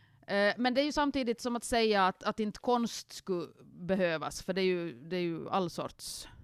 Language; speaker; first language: Swedish; native; Swedish